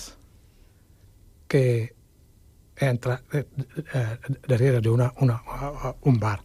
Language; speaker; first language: Catalan; non-native, fluent; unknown